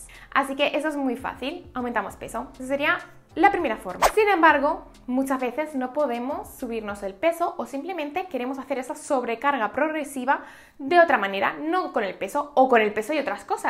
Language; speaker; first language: Spanish; native; Spanish